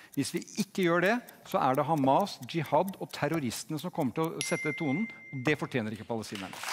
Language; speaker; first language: Norwegian; native; Norwegian